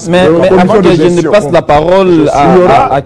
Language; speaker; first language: French; non-native, local second language; Lingala